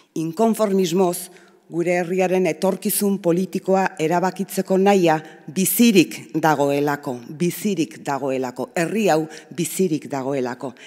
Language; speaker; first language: Basque; native; Basque